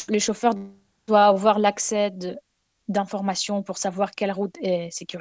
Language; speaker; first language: French; non-native, fluent; Ukrainian